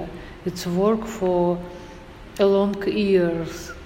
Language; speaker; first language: English; non-native, learner; Russian